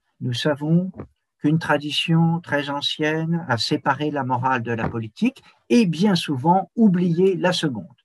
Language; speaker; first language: French; native; French